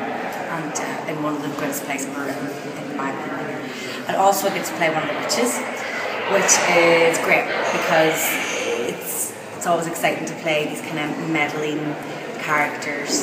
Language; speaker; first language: English; native; English